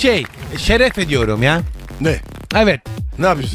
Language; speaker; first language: Turkish; non-native, learner; Italian